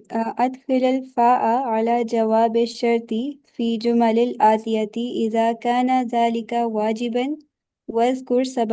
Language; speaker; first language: Arabic; non-native, learner; Urdu